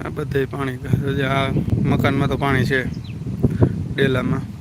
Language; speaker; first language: Gujarati; native; Gujarati